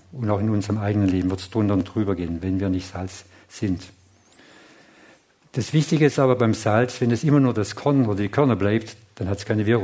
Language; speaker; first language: German; non-native, fluent; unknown